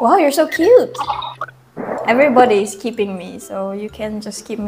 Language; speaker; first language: English; non-native, local second language; Filipino